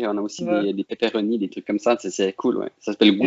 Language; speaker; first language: French; native; French